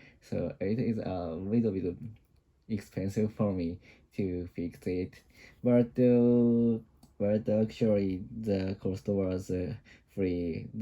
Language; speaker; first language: English; non-native, learner; Japanese